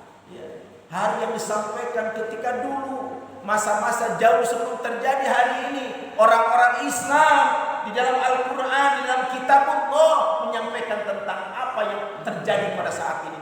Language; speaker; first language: Indonesian; native; Indonesian